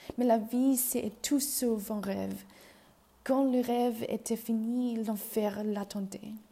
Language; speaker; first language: French; non-native, learner; Chinese